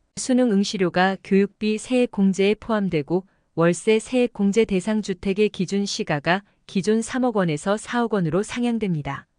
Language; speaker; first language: Korean; native; Korean